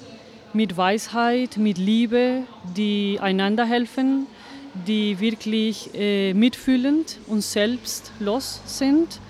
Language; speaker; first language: German; non-native, fluent; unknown